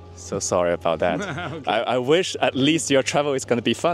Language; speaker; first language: English; non-native, fluent; Chinese